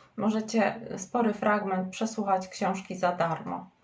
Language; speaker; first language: Polish; native; Polish